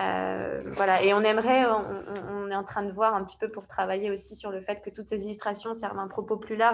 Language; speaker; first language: French; native; French